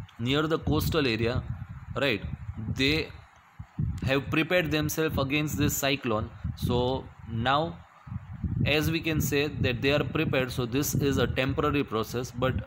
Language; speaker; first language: English; non-native, local second language; Gujarati